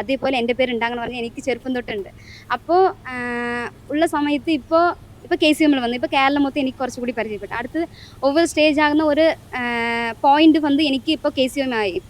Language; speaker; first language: Malayalam; non-native, local second language; Tamil